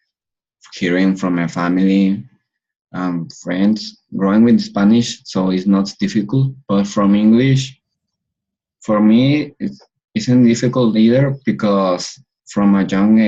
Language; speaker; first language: English; non-native, learner; Spanish